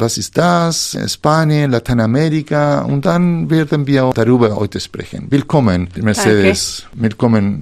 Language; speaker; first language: German; non-native, fluent; Spanish